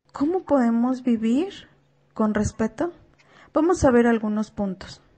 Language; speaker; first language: Spanish; native; Spanish